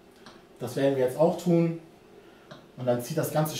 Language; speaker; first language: German; early bilingual, other home language; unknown